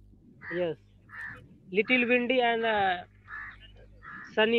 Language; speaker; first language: English; non-native, learner; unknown